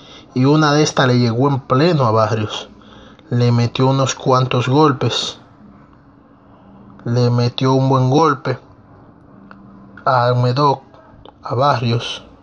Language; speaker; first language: Spanish; native; Spanish